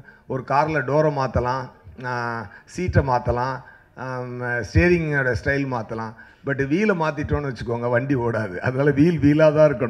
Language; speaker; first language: Tamil; native; Tamil